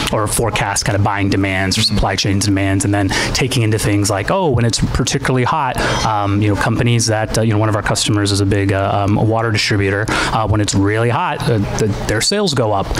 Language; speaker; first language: English; native; English